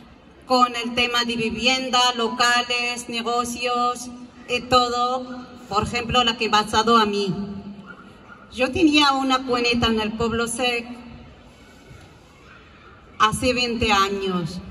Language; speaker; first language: Spanish; non-native, fluent; Arabic